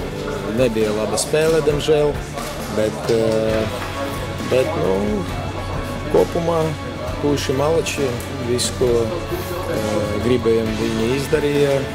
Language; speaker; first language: Latvian; non-native, local second language; Russian